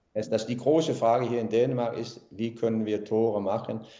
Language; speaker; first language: German; non-native, fluent; Danish